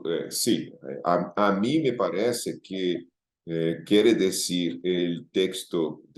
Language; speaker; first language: Spanish; non-native, fluent; Portuguese